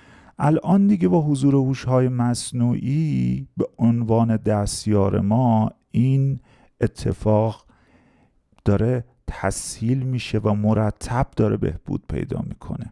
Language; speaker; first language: Persian; native; Persian